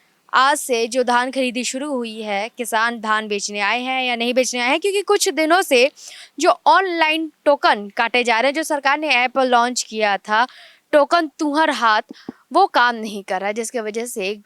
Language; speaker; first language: Hindi; native; Hindi